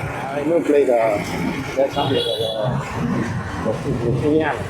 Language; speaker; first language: French; non-native, fluent; Vietnamese